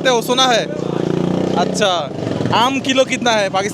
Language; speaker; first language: Hindi; non-native, learner; Bangla